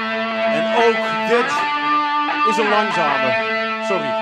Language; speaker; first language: Dutch; native; Dutch